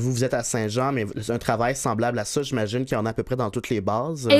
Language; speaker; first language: French; native; French